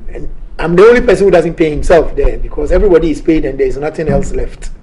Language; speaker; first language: English; non-native, local second language; Akan